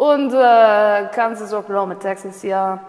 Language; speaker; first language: German; non-native, learner; English